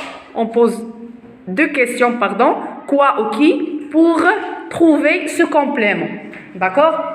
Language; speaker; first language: French; non-native, local second language; Arabic